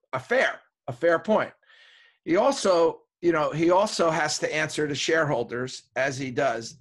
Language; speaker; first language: English; native; English